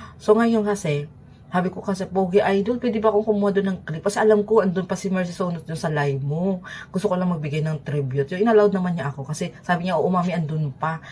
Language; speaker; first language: Filipino; native; Filipino